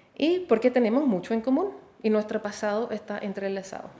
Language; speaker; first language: Spanish; non-native, fluent; Danish